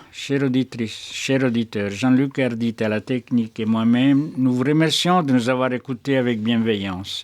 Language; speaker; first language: French; native; French